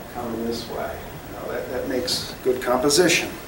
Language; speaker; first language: English; native; English